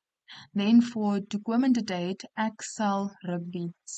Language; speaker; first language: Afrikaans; non-native, local second language; English